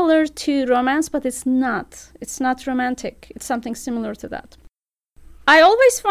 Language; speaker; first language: English; non-native, fluent; Turkish